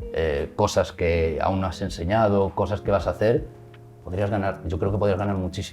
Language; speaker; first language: Spanish; native; Spanish